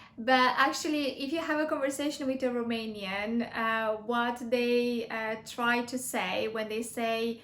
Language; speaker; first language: English; non-native, fluent; Romanian